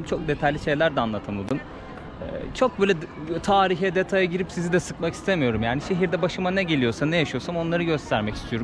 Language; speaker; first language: Turkish; native; Turkish